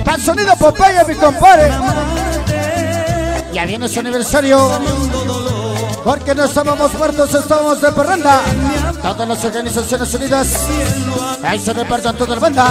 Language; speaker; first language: Spanish; native; Spanish